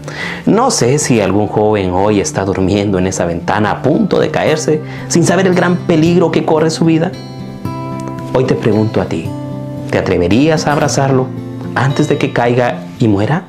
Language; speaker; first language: Spanish; native; Spanish